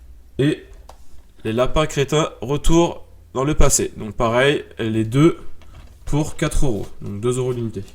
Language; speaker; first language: French; native; French